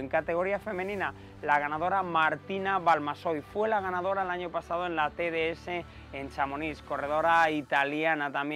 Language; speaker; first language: Spanish; native; Spanish